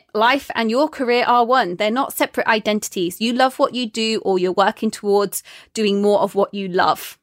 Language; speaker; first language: English; native; English